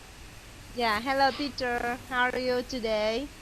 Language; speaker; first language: English; non-native, learner; Vietnamese